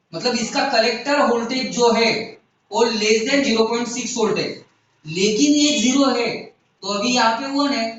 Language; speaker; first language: Hindi; non-native, local second language; Marathi